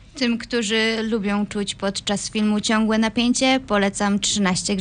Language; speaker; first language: Polish; native; Polish